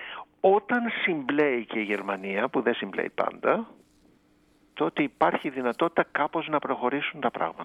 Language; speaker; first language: Greek; native; Greek